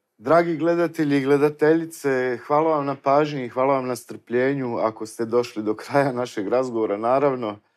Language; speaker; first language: Croatian; native; Croatian